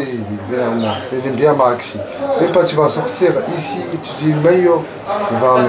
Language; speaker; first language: French; non-native, learner; Arabic